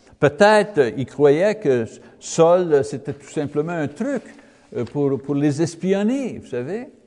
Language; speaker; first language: French; non-native, learner; English